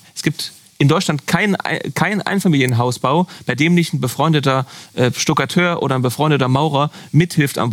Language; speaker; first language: German; native; German